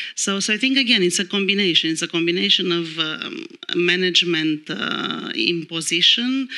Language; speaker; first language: English; non-native, fluent; Romanian